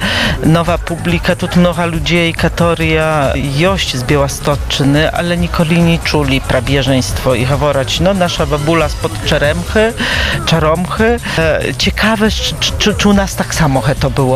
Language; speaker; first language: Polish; non-native, local second language; Belarusian